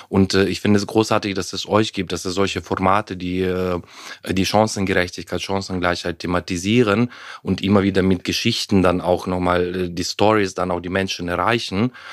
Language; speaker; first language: German; non-native, fluent; Ukrainian